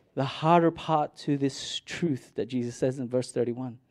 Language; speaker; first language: English; non-native, local second language; Cebuano